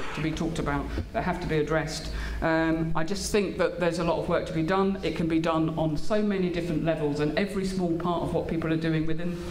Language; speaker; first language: English; native; English